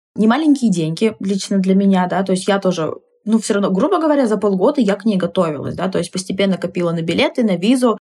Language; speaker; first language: Russian; native; Russian